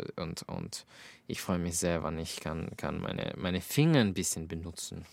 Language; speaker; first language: German; non-native, fluent; Finnish